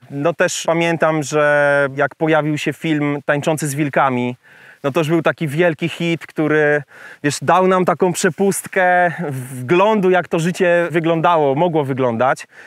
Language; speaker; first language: Polish; native; Polish